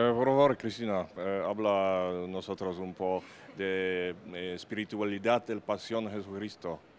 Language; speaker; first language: Spanish; non-native, learner; Polish